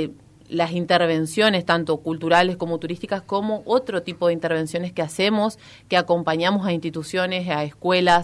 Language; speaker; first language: Spanish; native; Spanish